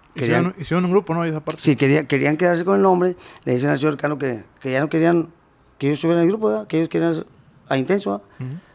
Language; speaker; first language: Spanish; native; Spanish